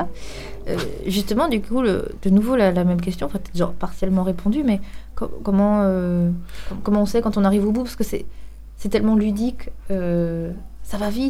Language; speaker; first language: French; native; French